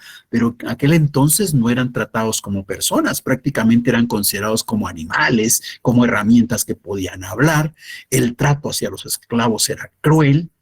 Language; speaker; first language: Spanish; native; Spanish